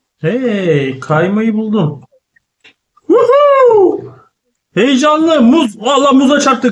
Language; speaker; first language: Turkish; native; Turkish